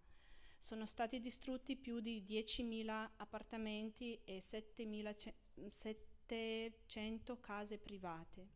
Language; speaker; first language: Italian; non-native, fluent; Ukrainian